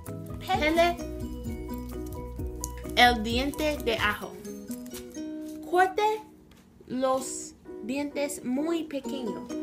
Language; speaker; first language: Spanish; non-native, learner; English